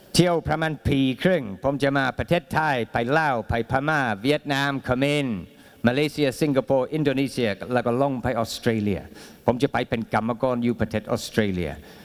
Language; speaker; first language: Thai; non-native, fluent; English